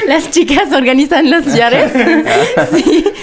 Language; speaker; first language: Spanish; non-native, learner; French